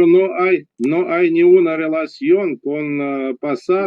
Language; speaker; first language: Spanish; non-native, learner; Russian